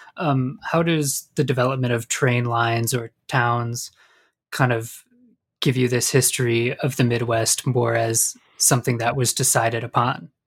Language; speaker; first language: English; native; English